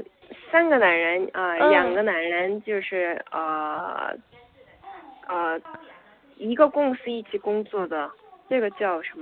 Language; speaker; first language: Chinese; non-native, learner; Korean